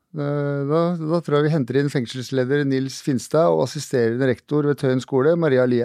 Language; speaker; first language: Norwegian; native; Norwegian